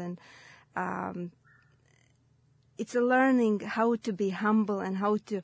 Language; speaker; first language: English; non-native, fluent; Latvian